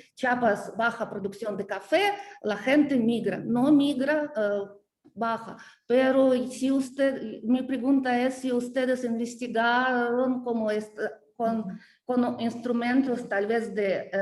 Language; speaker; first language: Spanish; non-native, learner; Russian